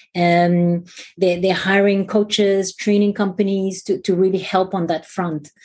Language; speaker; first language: English; non-native, fluent; French